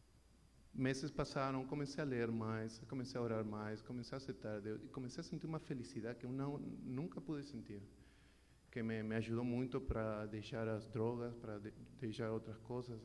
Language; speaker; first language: Portuguese; non-native, learner; Spanish